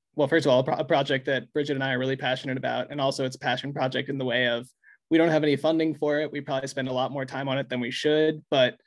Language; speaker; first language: English; native; English